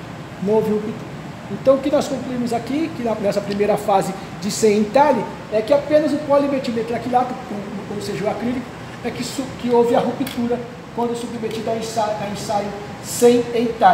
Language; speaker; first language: Portuguese; native; Portuguese